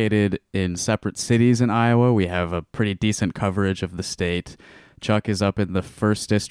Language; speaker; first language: English; native; English